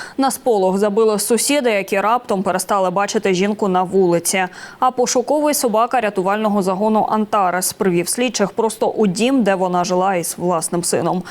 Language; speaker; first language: Ukrainian; native; Ukrainian